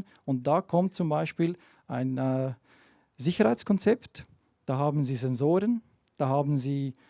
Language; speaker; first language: German; native; German